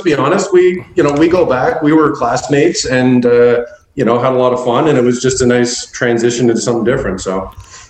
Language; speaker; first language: English; native; English